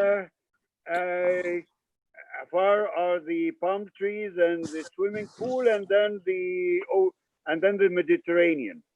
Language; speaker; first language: English; non-native, fluent; Arabic